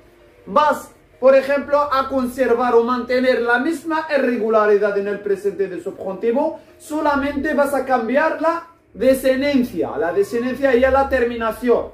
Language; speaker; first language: Spanish; non-native, fluent; Arabic